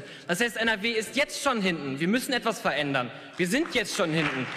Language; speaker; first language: German; native; German